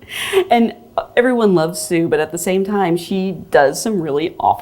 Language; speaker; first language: English; native; English